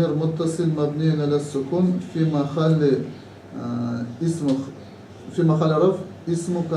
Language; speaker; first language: Arabic; non-native, learner; Chechen